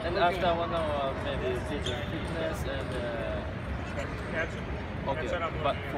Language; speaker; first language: English; non-native, learner; Japanese